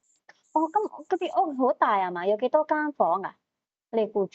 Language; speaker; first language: Cantonese; native; Cantonese